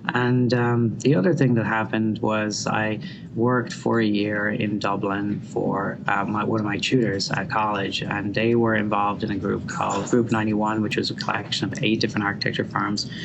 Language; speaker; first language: English; native; English